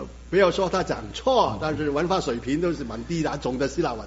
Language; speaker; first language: Chinese; native; Chinese